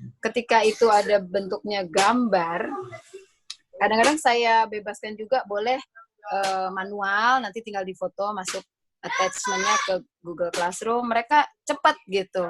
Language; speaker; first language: Indonesian; native; Indonesian